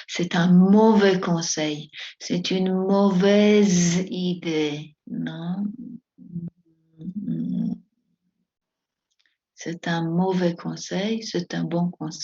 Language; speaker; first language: French; non-native, fluent; Spanish